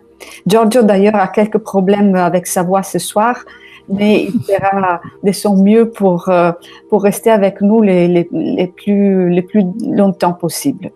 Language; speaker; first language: French; non-native, fluent; Italian